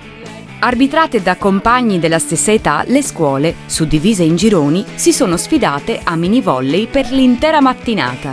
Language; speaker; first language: Italian; native; Italian